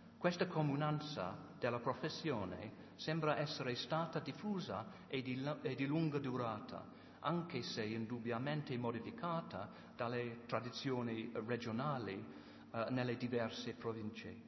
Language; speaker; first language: Italian; non-native, learner; English